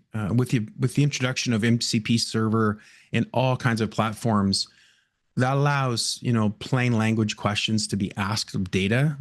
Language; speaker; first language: English; native; English